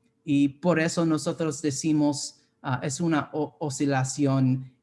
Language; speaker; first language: Spanish; non-native, fluent; English